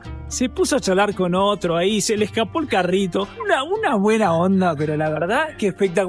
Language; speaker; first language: Spanish; native; Spanish